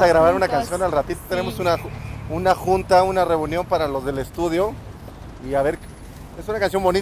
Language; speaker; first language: Spanish; native; Spanish